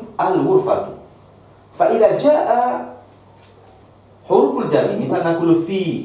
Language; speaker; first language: Arabic; non-native, fluent; Malay